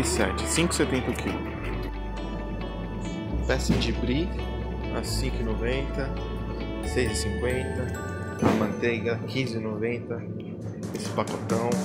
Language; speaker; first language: Portuguese; native; Portuguese